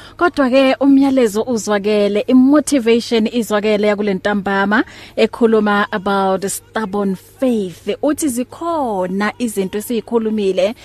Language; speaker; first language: Zulu; native; Zulu